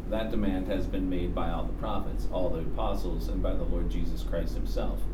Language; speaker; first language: English; native; English